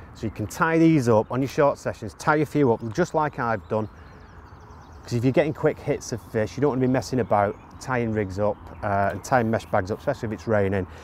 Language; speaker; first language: English; native; English